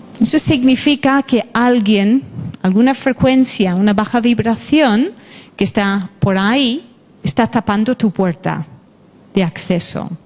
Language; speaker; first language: Spanish; non-native, fluent; English